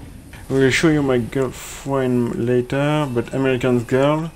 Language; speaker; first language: English; non-native, learner; French